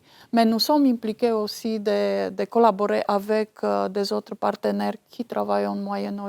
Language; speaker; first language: French; non-native, fluent; Romanian